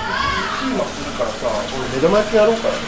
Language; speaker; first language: Japanese; native; Japanese